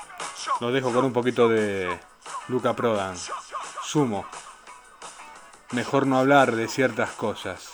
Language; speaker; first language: Spanish; native; Spanish